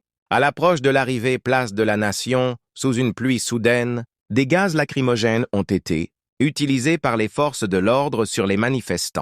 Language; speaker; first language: French; native; French